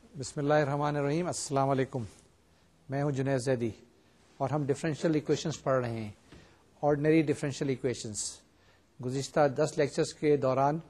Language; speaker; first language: Urdu; native; Urdu